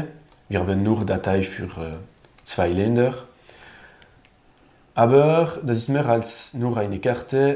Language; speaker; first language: German; non-native, learner; French